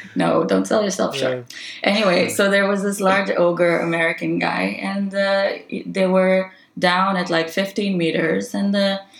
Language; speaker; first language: English; non-native, fluent; Hebrew